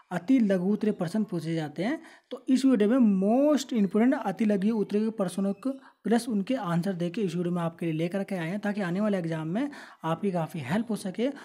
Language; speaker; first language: Hindi; native; Hindi